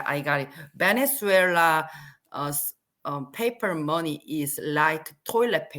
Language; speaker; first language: English; non-native, learner; Korean